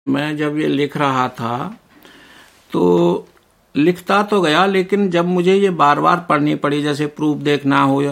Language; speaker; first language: Hindi; native; Hindi